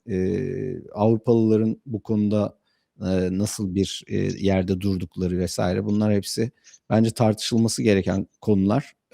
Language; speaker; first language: Turkish; native; Turkish